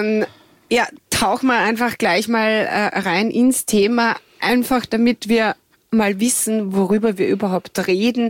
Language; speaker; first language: German; native; German